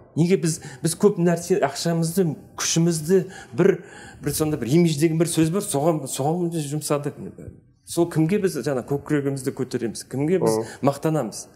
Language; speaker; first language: Kazakh; native; Kazakh